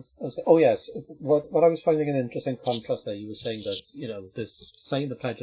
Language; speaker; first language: English; native; English